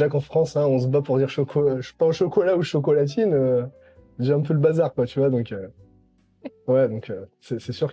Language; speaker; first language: French; native; French